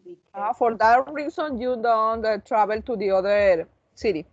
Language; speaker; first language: English; non-native, learner; Spanish